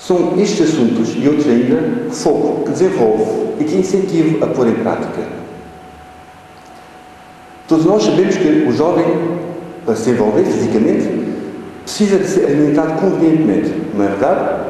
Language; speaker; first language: Portuguese; native; Portuguese